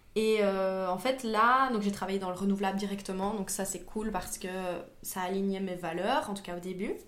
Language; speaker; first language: French; native; French